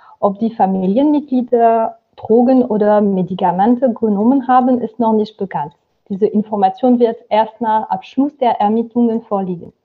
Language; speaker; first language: German; non-native, fluent; French